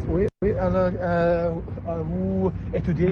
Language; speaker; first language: French; non-native, learner; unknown